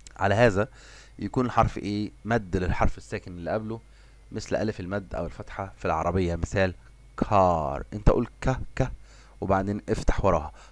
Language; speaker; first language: Arabic; native; Arabic